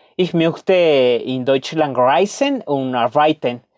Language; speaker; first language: German; non-native, fluent; Spanish